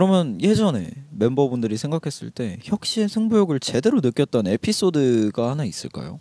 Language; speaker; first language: Korean; native; Korean